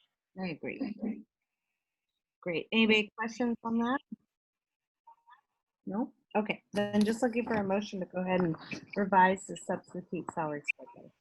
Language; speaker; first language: English; native; English